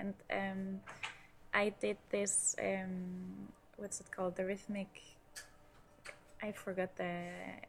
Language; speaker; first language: English; non-native, fluent; Icelandic